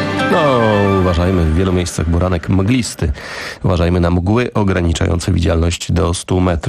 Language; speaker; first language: Polish; native; Polish